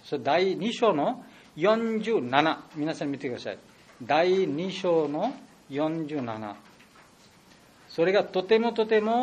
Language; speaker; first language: Japanese; non-native, learner; Bangla